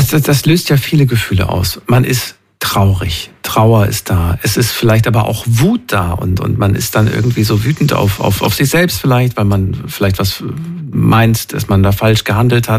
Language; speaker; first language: German; native; German